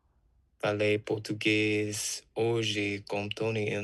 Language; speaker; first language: Portuguese; non-native, learner; English